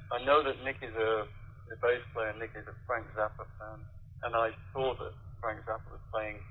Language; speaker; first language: English; native; English